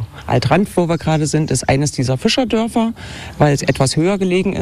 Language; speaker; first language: German; native; German